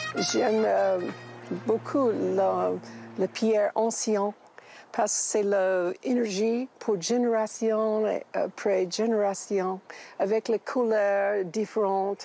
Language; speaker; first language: French; non-native, learner; English